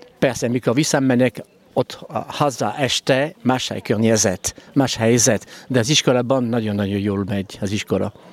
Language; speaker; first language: Hungarian; non-native, learner; French